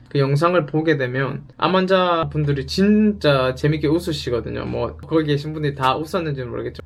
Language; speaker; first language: Korean; native; Korean